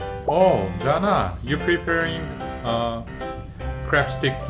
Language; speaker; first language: English; non-native, learner; Korean